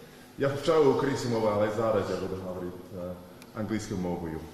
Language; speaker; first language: Ukrainian; non-native, learner; English